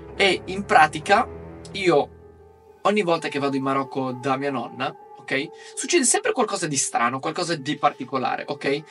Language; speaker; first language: Italian; early bilingual, other home language; Arabic